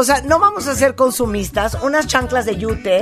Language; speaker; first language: Spanish; native; Spanish